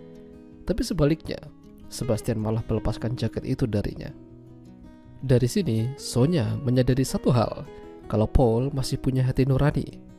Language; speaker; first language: Indonesian; non-native, local second language; Javanese